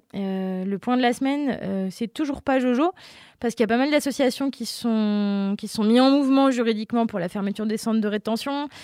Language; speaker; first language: French; native; French